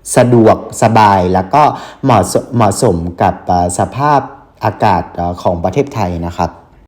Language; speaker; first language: Thai; non-native, fluent; Vietnamese